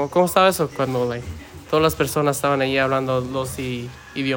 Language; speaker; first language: Spanish; early bilingual, heritage; Spanish